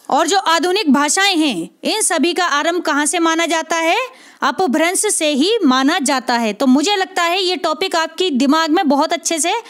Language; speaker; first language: Hindi; native; Hindi